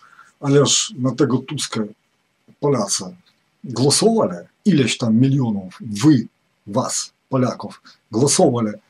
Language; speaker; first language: Polish; non-native, fluent; Ukrainian